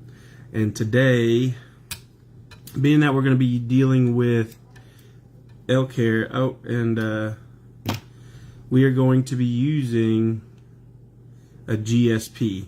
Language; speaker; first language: English; native; English